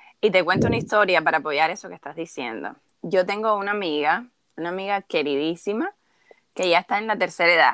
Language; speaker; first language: Spanish; native; Spanish